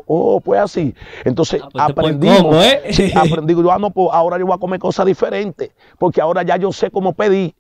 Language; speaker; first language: Spanish; native; Spanish